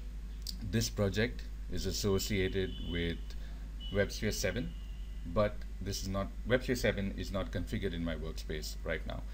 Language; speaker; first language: English; native; English